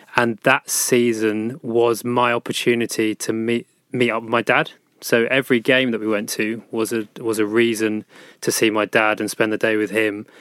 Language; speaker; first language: English; native; English